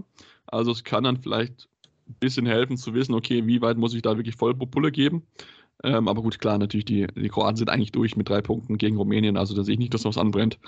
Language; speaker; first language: German; native; German